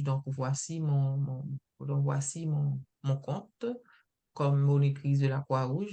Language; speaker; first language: French; native; French